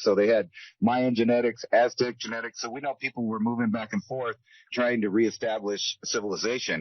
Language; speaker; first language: English; native; English